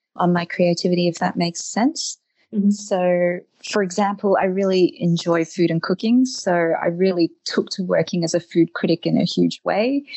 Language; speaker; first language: English; native; English